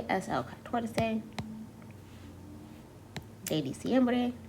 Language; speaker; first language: Spanish; non-native, learner; English